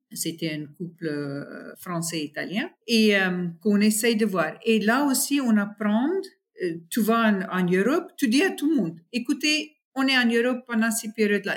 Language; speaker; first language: French; non-native, fluent; Afrikaans